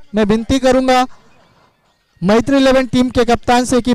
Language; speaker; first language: Hindi; non-native, local second language; Marathi